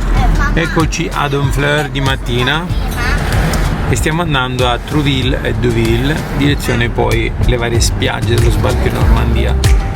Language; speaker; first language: Italian; native; Italian